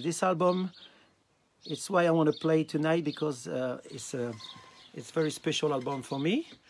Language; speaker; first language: English; non-native, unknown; French